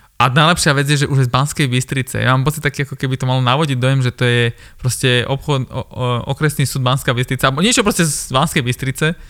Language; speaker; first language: Slovak; early bilingual, other home language; Armenian